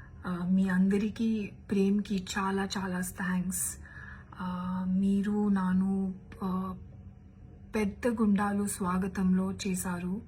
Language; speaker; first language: Telugu; non-native, learner; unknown